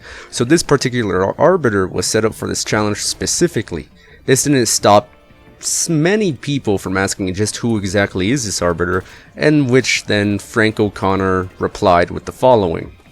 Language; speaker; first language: English; native; English